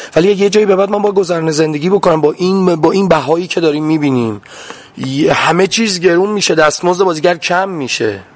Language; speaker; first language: Persian; non-native, local second language; Azerbaijani